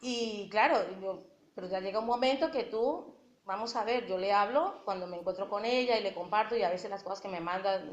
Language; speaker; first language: Spanish; native; Spanish